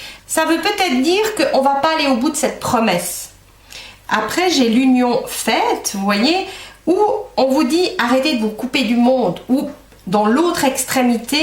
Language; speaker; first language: French; native; French